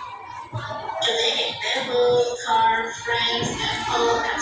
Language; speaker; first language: English; non-native, learner; Indonesian